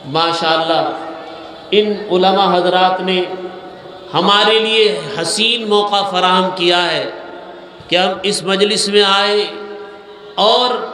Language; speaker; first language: Urdu; native; Urdu